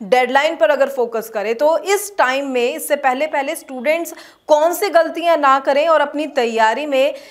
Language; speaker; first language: Hindi; non-native, local second language; Punjabi